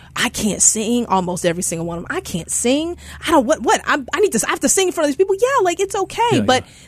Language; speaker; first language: English; native; English